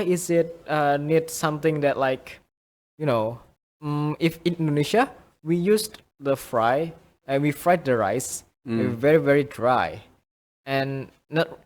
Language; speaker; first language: English; non-native, fluent; Indonesian